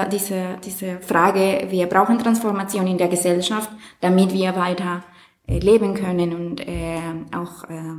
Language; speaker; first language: German; non-native, fluent; Spanish